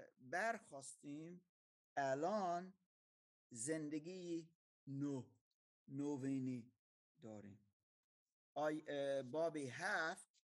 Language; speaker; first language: Persian; non-native, fluent; German